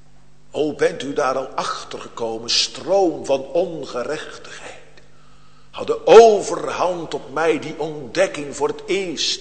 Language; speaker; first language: Dutch; native; Dutch